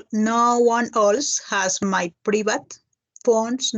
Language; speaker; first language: English; non-native, learner; Spanish